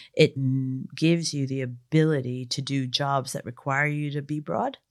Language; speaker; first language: English; native; English